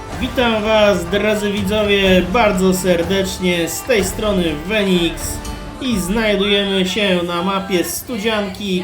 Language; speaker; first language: Polish; native; Polish